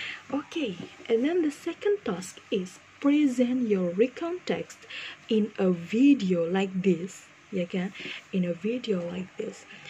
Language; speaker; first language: English; non-native, fluent; Indonesian